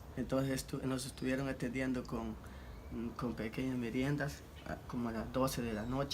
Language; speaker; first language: Spanish; native; Spanish